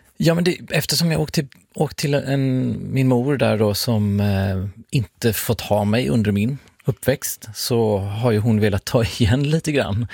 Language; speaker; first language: Swedish; native; Swedish